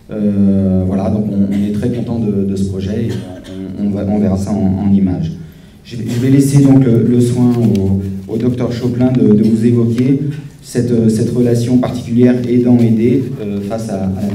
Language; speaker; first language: French; native; French